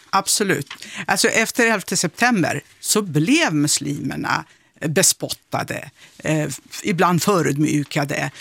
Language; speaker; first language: Swedish; early bilingual, other home language; Kurdish